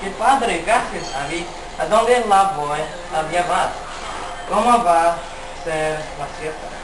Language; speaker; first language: Spanish; non-native, learner; English